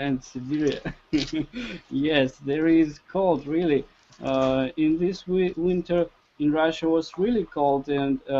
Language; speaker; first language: English; non-native, learner; Russian